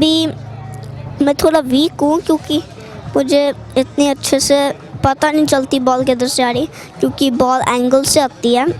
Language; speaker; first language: Hindi; early bilingual, heritage; Hindi